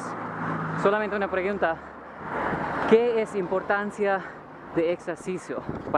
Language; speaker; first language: Spanish; non-native, learner; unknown